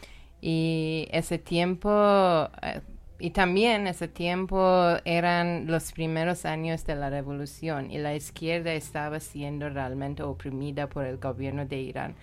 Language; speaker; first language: Spanish; non-native, learner; Persian